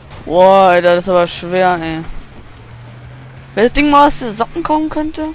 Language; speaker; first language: German; native; German